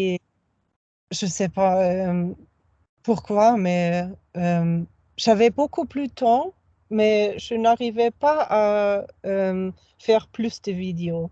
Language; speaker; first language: French; non-native, fluent; German